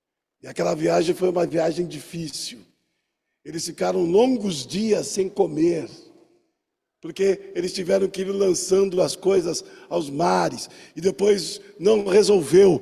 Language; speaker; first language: Portuguese; native; Portuguese